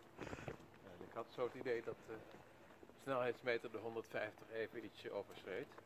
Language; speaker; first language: Dutch; native; Dutch